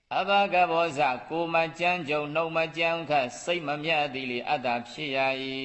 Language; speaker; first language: Burmese; native; Burmese